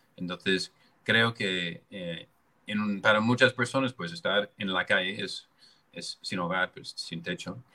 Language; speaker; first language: Spanish; non-native, fluent; English